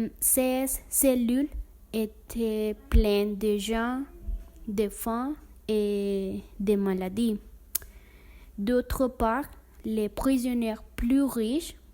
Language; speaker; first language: French; non-native, learner; Spanish